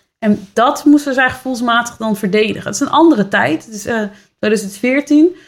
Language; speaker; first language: Dutch; native; Dutch